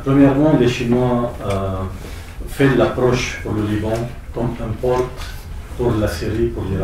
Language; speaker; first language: French; non-native, local second language; Arabic